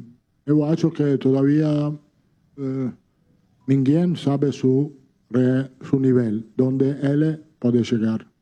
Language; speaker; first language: Portuguese; non-native, fluent; Italian